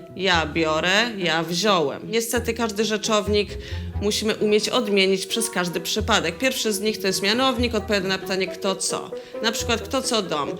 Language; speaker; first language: Polish; native; Polish